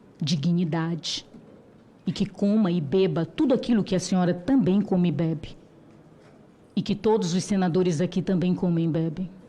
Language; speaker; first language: Portuguese; non-native, local second language; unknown